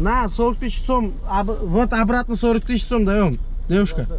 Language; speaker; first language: Russian; non-native, local second language; Uzbek